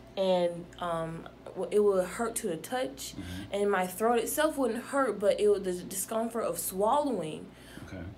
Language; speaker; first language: English; native; English